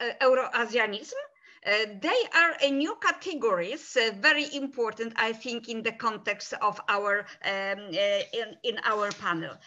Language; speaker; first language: English; non-native, fluent; Polish